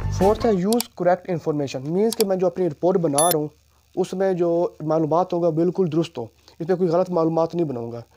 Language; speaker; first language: Urdu; non-native, local second language; Punjabi